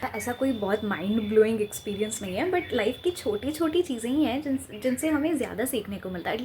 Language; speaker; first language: Hindi; non-native, local second language; Bangla